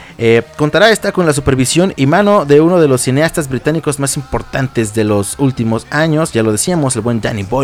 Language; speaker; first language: Spanish; native; Spanish